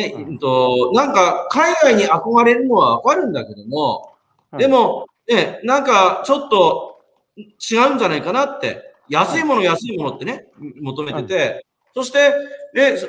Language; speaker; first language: Japanese; native; Japanese